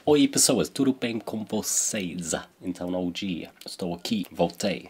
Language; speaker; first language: Portuguese; non-native, learner; English